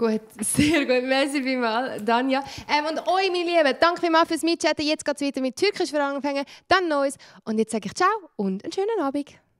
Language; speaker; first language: German; native; German